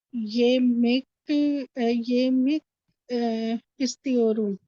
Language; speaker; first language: Turkish; non-native, learner; Urdu